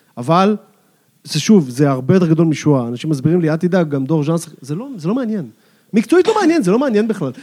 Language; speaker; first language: Hebrew; native; Hebrew